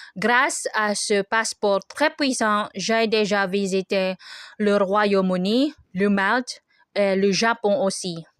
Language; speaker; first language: French; non-native, learner; Filipino